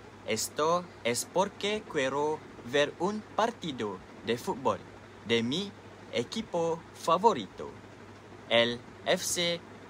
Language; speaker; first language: Spanish; non-native, learner; Malay